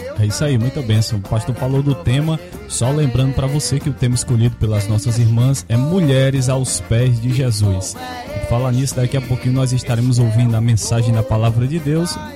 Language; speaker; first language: Portuguese; native; Portuguese